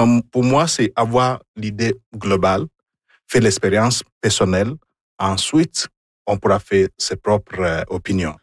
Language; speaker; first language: French; non-native, fluent; Igbo